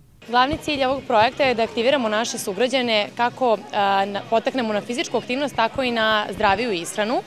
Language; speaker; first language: Serbian; native; Serbian